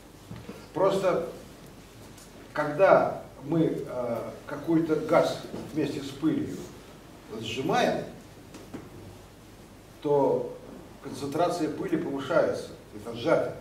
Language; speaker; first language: Russian; native; Russian